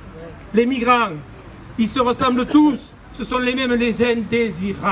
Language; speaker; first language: French; native; French